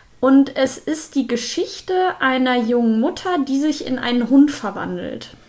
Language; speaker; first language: German; native; German